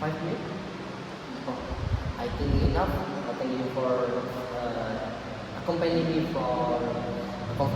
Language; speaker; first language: English; non-native, learner; Indonesian